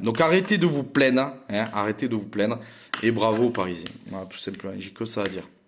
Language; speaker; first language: French; native; French